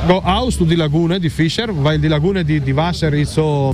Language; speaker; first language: German; non-native, learner; Italian